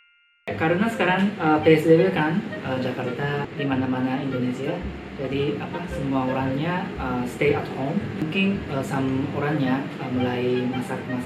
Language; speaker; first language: Indonesian; non-native, learner; Japanese